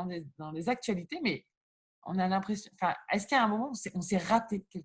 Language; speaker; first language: French; native; French